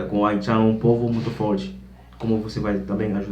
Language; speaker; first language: Portuguese; non-native, learner; Haitian Creole